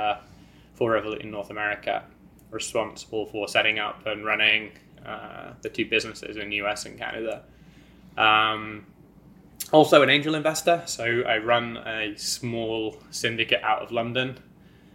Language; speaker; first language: English; native; English